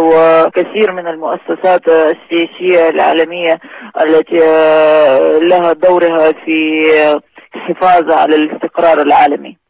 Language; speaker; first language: Arabic; non-native, fluent; Russian